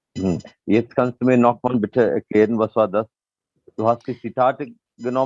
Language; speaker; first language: German; non-native, learner; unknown